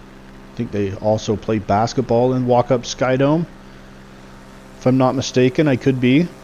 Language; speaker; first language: English; native; English